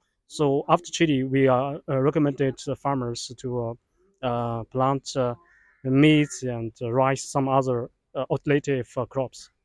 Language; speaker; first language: English; non-native, fluent; Chinese